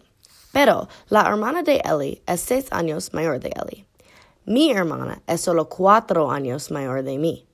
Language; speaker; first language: Spanish; non-native, learner; English